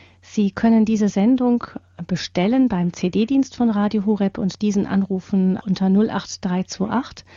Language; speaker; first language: German; native; German